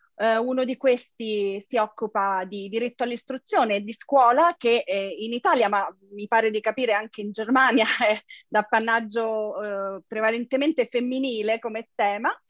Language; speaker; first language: Italian; native; Italian